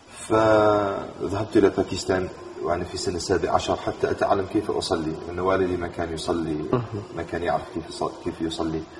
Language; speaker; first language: Arabic; non-native, fluent; English